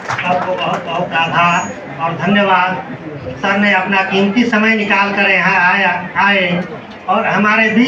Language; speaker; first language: Hindi; native; Hindi